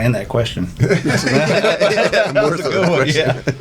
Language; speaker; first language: English; native; English